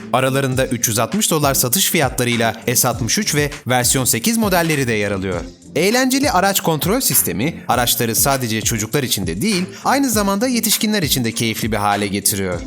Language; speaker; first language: Turkish; native; Turkish